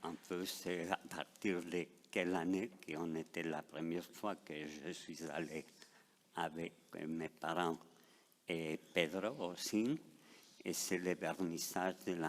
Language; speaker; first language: French; non-native, fluent; Spanish